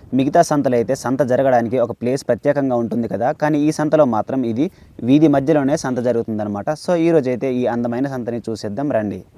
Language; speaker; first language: Telugu; native; Telugu